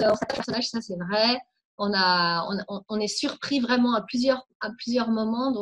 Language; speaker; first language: French; native; French